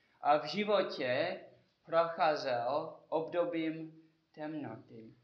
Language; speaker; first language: Czech; non-native, learner; English